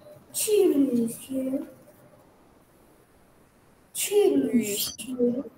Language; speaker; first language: Chinese; non-native, learner; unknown